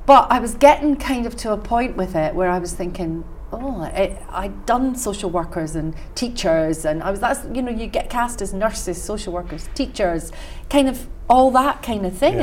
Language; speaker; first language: English; native; English